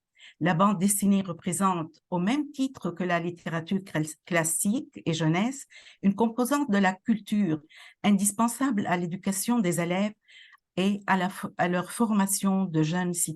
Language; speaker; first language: French; non-native, local second language; Arabic